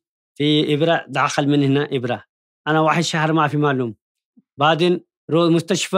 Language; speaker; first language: Arabic; non-native, learner; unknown